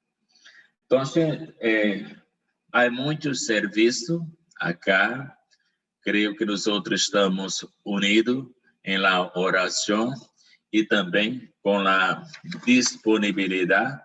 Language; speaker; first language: Portuguese; non-native, learner; Spanish